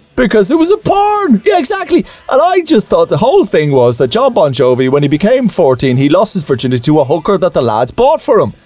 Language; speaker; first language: English; native; English